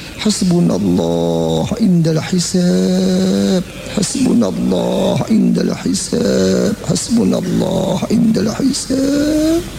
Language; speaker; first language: Arabic; non-native, fluent; Javanese